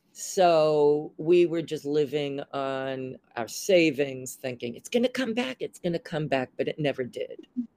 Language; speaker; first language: English; native; English